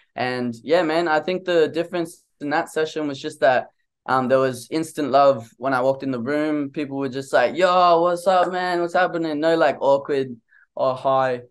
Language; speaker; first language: English; native; English